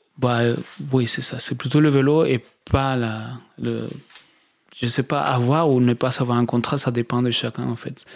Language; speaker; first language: French; non-native, fluent; Spanish